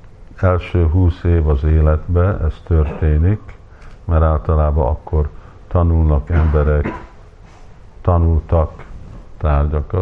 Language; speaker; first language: Hungarian; early bilingual, heritage; Hungarian